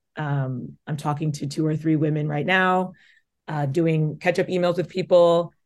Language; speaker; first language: English; native; English